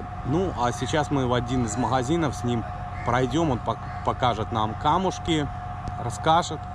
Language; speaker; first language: Russian; native; Russian